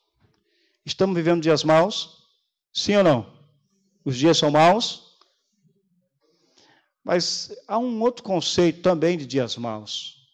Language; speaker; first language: Portuguese; native; Portuguese